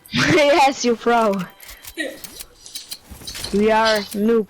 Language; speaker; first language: English; non-native, learner; Polish